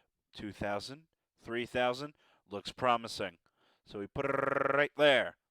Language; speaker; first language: English; native; English